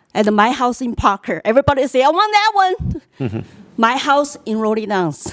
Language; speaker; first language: English; non-native, fluent; Chinese